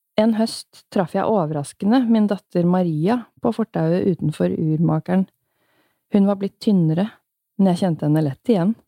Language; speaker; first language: Norwegian; native; Norwegian